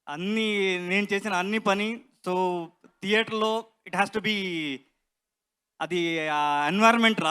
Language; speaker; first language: Telugu; non-native, learner; Kannada